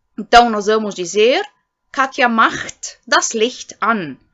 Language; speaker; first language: Portuguese; native; Portuguese